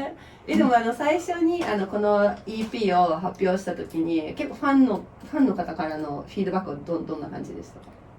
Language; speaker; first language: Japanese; non-native, fluent; English